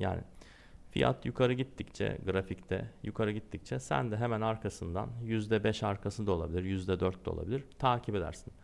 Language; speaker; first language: Turkish; native; Turkish